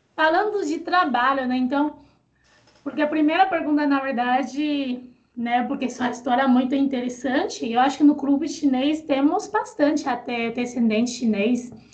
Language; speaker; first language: Portuguese; non-native, fluent; Chinese